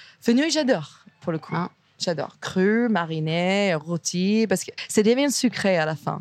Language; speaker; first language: French; non-native, fluent; English